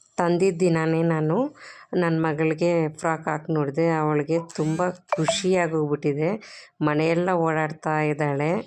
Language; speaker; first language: Kannada; non-native, local second language; Marathi